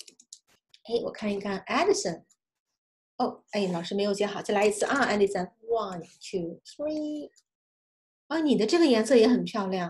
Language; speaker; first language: Chinese; native; Chinese